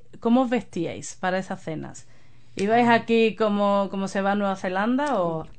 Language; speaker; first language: Spanish; native; Spanish